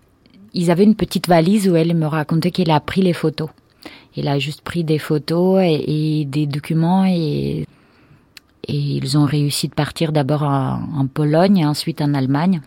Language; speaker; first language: French; non-native, fluent; Russian